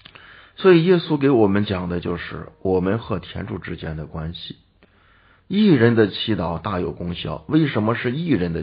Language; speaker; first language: Chinese; native; Chinese